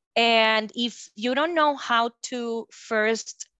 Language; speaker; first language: English; non-native, fluent; Spanish